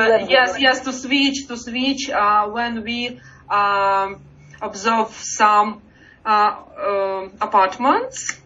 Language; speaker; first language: English; non-native, learner; Russian